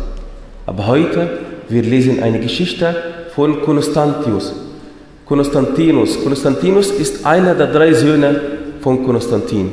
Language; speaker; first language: German; non-native, fluent; Arabic